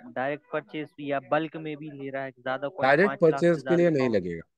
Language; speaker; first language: Hindi; native; Hindi